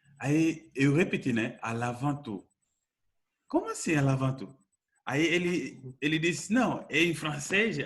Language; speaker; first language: Portuguese; non-native, fluent; French